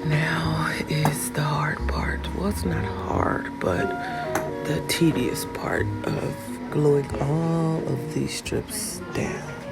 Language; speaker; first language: English; native; English